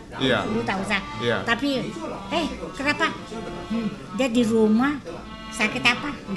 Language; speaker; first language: Indonesian; non-native, local second language; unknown